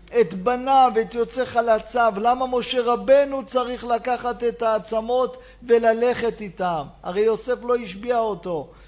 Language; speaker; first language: Hebrew; native; Hebrew